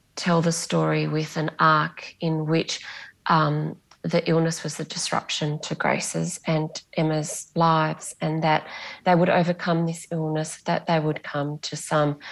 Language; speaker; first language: English; non-native, local second language; Greek